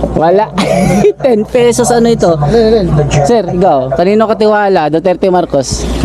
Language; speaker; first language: Filipino; native; Filipino